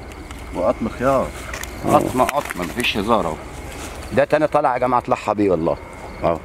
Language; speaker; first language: Arabic; native; Arabic